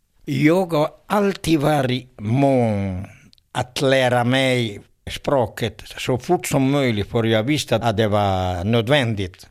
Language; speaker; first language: Swedish; non-native, fluent; Italian